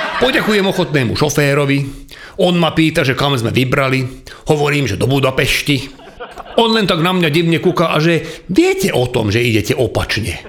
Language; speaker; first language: Slovak; non-native, local second language; Hungarian